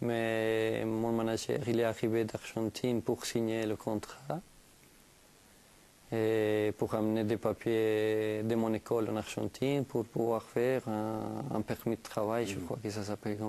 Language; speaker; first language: French; non-native, fluent; Spanish